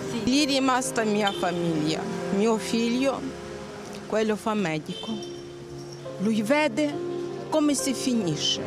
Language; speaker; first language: Italian; non-native, learner; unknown